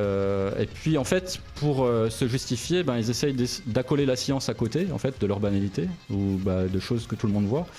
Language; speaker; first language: French; native; French